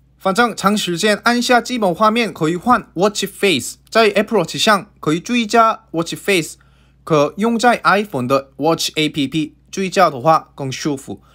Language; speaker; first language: Chinese; non-native, fluent; Korean